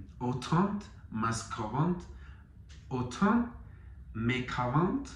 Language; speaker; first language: French; non-native, learner; Spanish